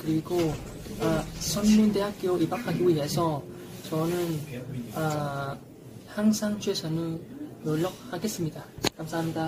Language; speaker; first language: Korean; non-native, learner; Vietnamese